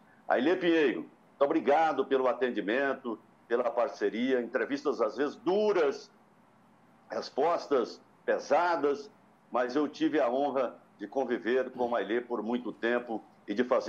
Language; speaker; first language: Portuguese; native; Portuguese